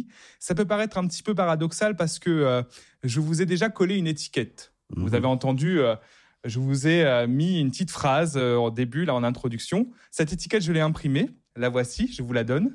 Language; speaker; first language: French; native; French